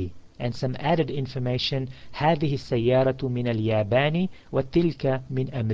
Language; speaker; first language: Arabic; non-native, fluent; English